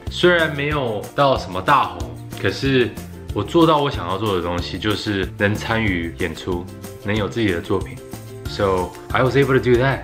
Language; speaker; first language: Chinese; early bilingual, heritage; Chinese